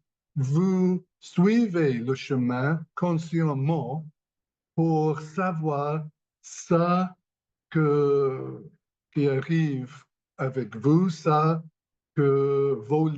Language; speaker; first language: French; non-native, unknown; English